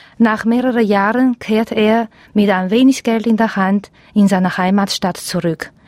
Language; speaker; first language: German; non-native, fluent; Chinese